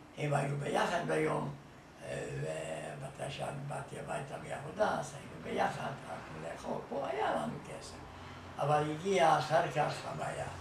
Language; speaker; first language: Hebrew; non-native, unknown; Hungarian